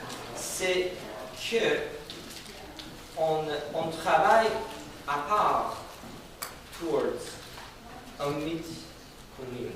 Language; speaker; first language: French; non-native, fluent; Persian